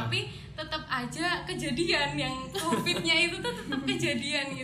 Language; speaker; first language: Indonesian; native; Indonesian